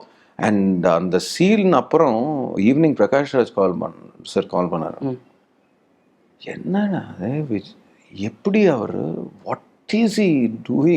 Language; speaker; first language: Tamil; non-native, learner; Telugu